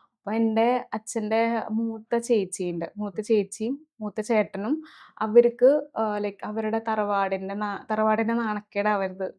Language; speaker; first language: Malayalam; early bilingual, heritage; Malayalam